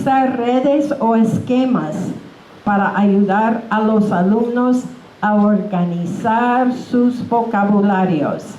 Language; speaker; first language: Spanish; non-native, fluent; English